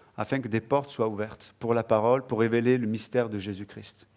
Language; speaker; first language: French; native; French